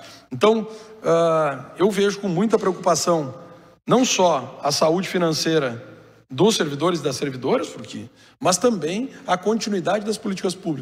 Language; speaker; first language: Portuguese; native; Portuguese